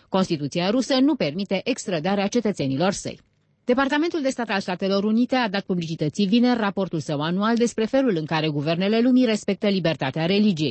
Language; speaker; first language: Romanian; native; Romanian